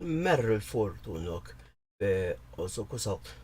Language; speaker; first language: Hungarian; non-native, learner; English